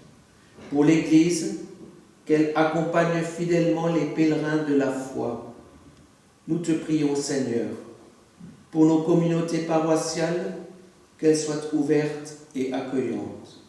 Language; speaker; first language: French; native; French